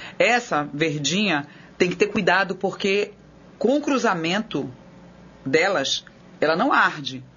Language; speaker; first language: Portuguese; native; Portuguese